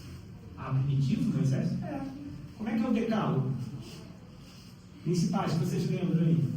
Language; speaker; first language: Portuguese; native; Portuguese